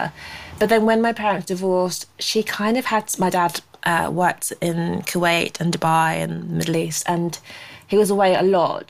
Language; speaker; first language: English; native; English